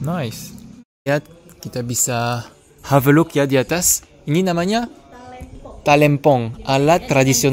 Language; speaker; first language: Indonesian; non-native, fluent; French